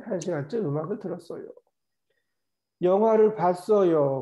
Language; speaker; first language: Korean; native; Korean